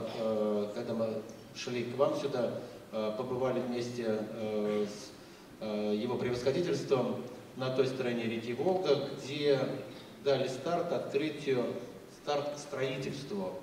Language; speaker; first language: Russian; native; Russian